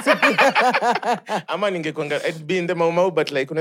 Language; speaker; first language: English; non-native, local second language; Swahili